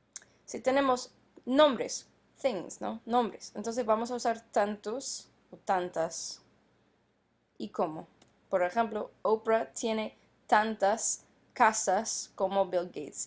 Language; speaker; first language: Spanish; non-native, fluent; English